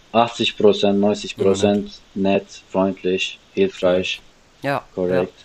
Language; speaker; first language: German; non-native, fluent; Turkish